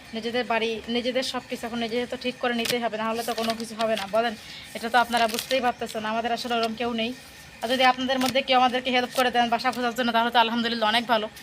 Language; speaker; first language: Bangla; native; Bangla